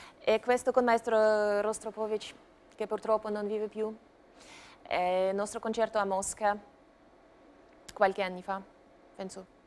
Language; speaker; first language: Italian; non-native, learner; Russian